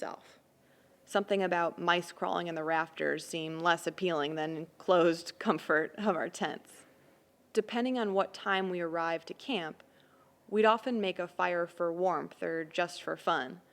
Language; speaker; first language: English; native; English